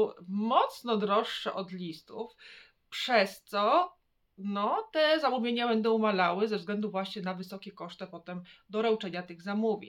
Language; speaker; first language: Polish; native; Polish